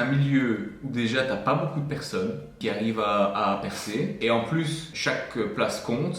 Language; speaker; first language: French; native; French